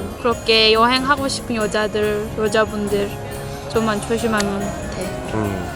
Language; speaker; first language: Korean; non-native, learner; Turkish